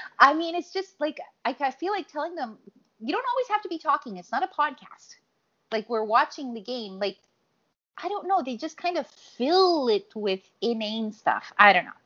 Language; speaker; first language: English; native; English